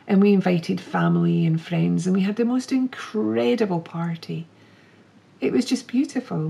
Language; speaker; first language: English; native; English